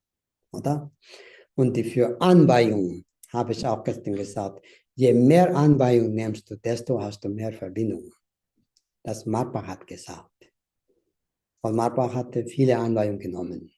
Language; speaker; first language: German; non-native, learner; Tibetan